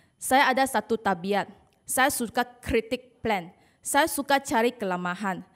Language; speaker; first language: Malay; non-native, local second language; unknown